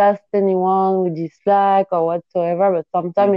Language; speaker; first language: English; non-native, fluent; French